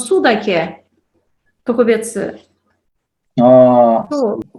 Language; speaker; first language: Japanese; non-native, fluent; Tatar